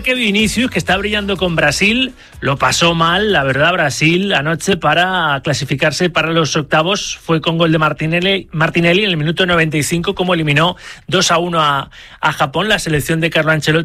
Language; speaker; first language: Spanish; native; Spanish